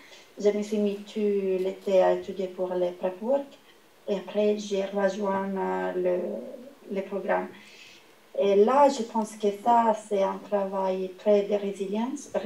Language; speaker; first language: French; non-native, fluent; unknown